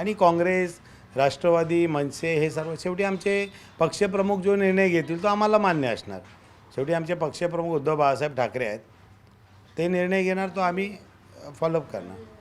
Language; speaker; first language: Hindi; non-native, local second language; Marathi